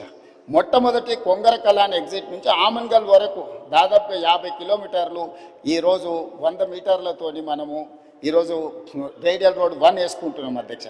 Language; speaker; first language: Telugu; native; Telugu